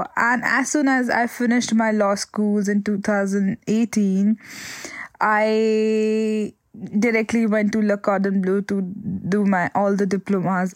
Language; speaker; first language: English; non-native, local second language; Hindi